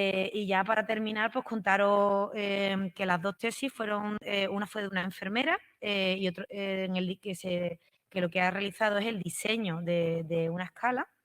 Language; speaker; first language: Spanish; native; Spanish